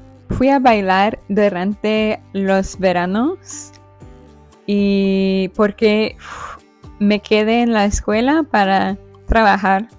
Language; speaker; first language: Spanish; non-native, fluent; English